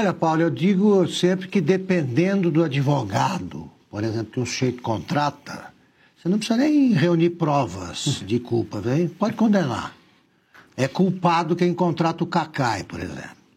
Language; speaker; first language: Portuguese; native; Portuguese